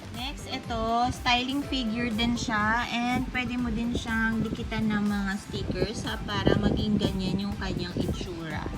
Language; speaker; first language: Filipino; native; Filipino